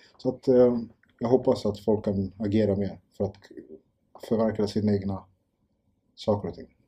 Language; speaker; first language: Swedish; early bilingual, other home language; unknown